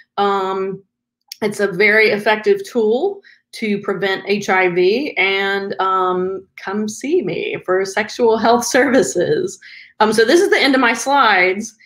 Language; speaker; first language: English; native; English